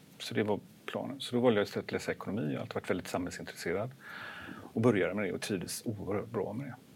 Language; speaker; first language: Swedish; native; Swedish